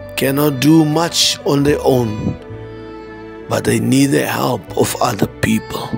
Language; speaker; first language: English; non-native, local second language; Afrikaans